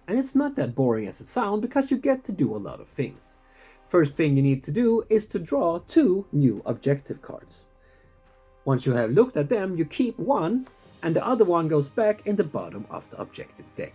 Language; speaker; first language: English; non-native, fluent; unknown